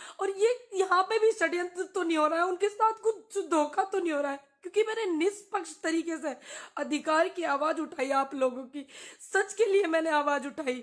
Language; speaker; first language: Hindi; native; Hindi